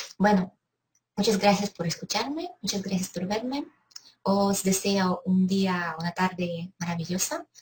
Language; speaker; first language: Spanish; non-native, fluent; Ukrainian